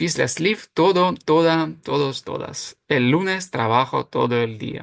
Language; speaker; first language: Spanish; non-native, fluent; Ukrainian